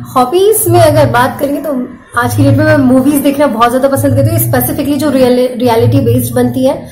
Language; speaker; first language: Hindi; native; Hindi